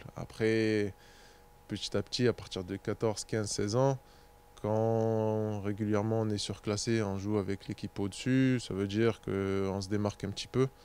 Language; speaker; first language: French; native; French